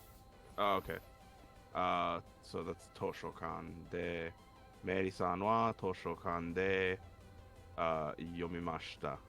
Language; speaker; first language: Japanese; non-native, learner; English